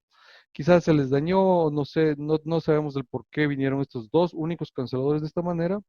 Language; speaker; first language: Spanish; native; Spanish